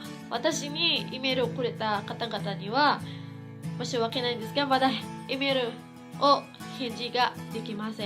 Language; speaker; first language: Japanese; non-native, fluent; Cebuano